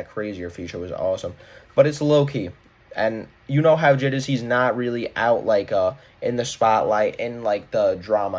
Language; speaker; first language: English; native; English